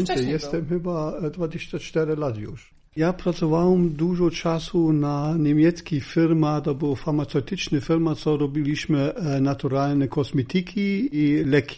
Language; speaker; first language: Polish; non-native, learner; German